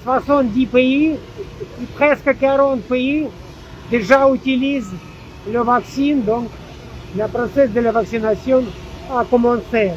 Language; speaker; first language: French; non-native, fluent; Russian